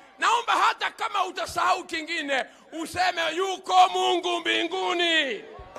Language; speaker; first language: Swahili; native; Swahili